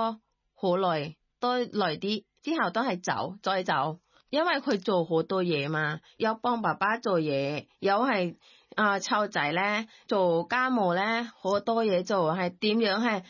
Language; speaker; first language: Cantonese; non-native, learner; Thai